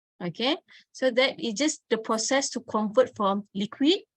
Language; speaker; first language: English; non-native, local second language; Malay